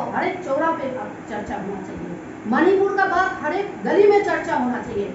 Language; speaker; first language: Hindi; non-native, local second language; Bangla